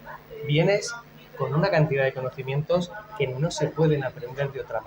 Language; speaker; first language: Spanish; native; Spanish